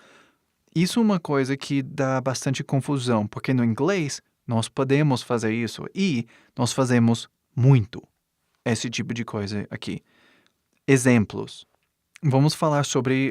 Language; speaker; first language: Portuguese; non-native, fluent; English